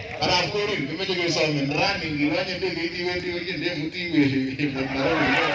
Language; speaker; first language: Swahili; non-native, local second language; Kalenjin